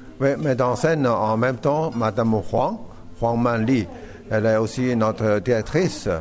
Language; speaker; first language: French; non-native, fluent; Chinese